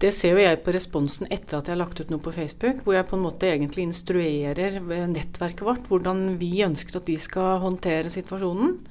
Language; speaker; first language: Norwegian; native; Norwegian